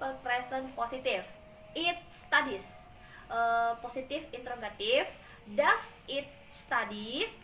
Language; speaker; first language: English; non-native, learner; Indonesian